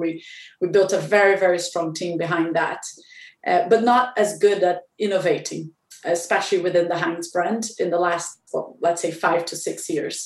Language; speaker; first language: English; non-native, fluent; Portuguese